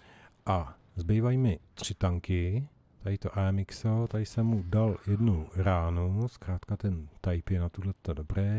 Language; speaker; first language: Czech; native; Czech